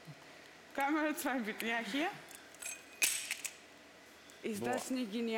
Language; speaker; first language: German; non-native, learner; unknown